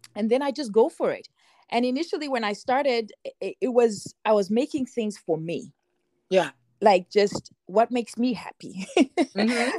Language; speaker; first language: English; non-native, local second language; Shona